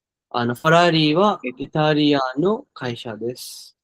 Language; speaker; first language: Japanese; non-native, learner; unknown